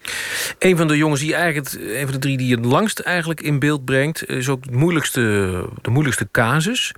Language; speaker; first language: Dutch; native; Dutch